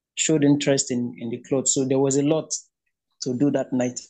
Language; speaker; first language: English; non-native, local second language; Igbo